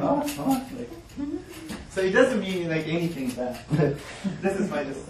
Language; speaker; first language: English; non-native, fluent; Japanese